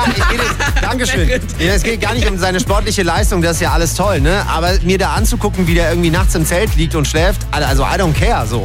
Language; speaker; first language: German; native; German